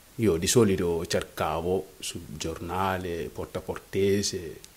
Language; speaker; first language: Italian; non-native, fluent; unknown